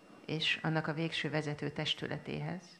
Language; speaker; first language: Hungarian; native; Hungarian